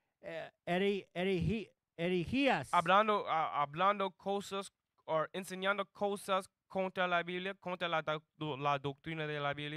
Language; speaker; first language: Spanish; non-native, learner; English